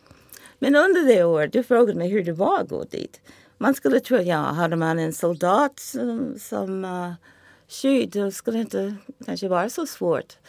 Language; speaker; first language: Swedish; non-native, fluent; English